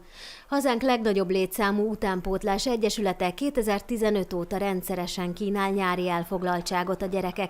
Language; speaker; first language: Hungarian; native; Hungarian